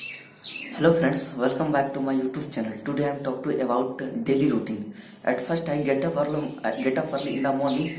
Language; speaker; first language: English; non-native, learner; Hindi